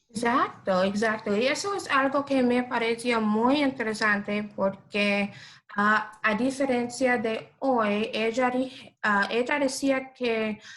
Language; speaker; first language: Spanish; non-native, learner; English